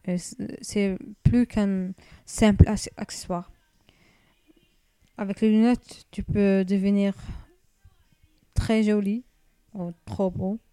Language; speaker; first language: French; non-native, learner; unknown